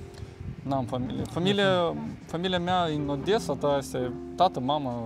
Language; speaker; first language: Romanian; early bilingual, heritage; Romanian